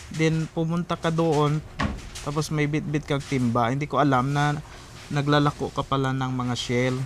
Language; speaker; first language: Filipino; native; Filipino